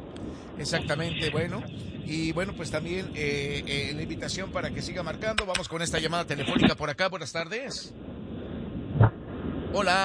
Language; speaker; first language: Spanish; native; Spanish